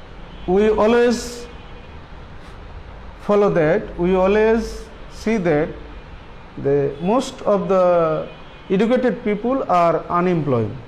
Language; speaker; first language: English; non-native, local second language; Bangla